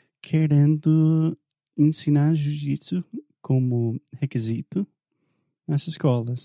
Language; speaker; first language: Portuguese; non-native, fluent; English